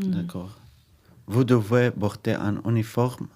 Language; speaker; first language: French; non-native, learner; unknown